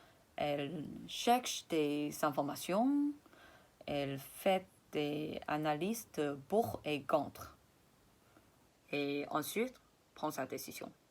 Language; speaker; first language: French; non-native, fluent; Chinese